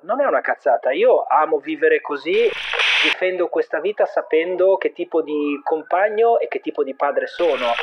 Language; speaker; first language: Italian; native; Italian